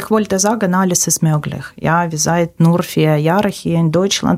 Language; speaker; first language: German; non-native, learner; Ukrainian